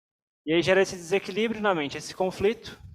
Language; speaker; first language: Portuguese; native; Portuguese